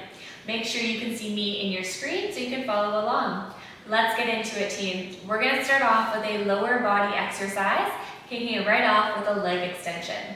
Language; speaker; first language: English; native; English